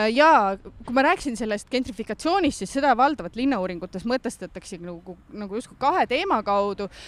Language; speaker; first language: Estonian; native; Estonian